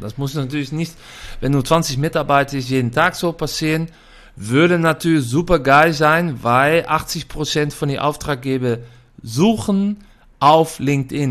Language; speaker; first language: German; non-native, fluent; Dutch